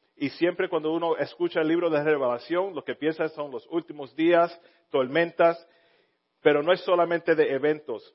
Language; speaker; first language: Spanish; early bilingual, heritage; Spanish